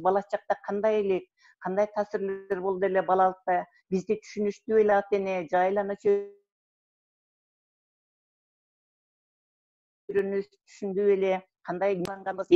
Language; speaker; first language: Kyrgyz; native; Kyrgyz